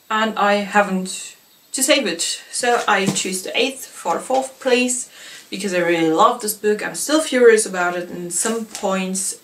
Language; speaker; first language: English; non-native, fluent; German